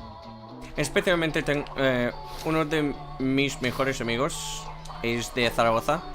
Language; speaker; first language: Spanish; non-native, fluent; English